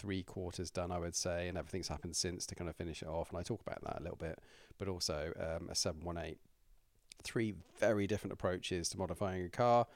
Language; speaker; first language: English; native; English